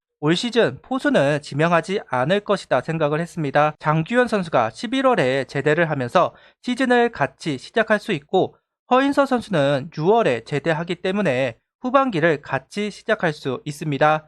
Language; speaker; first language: Korean; native; Korean